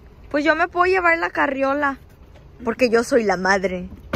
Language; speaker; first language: Spanish; early bilingual, heritage; Spanish